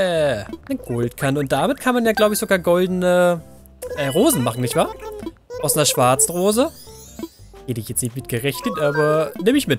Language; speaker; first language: German; native; German